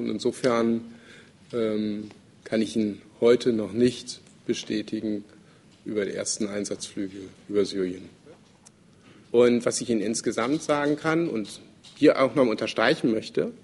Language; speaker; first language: German; native; German